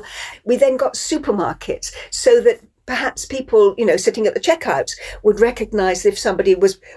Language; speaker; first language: English; native; English